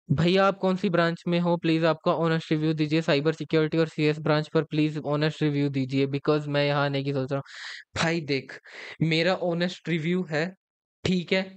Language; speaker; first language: Hindi; native; Hindi